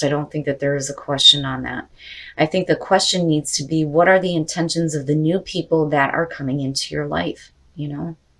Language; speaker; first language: English; native; English